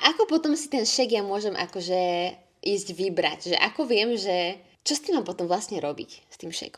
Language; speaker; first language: Slovak; native; Slovak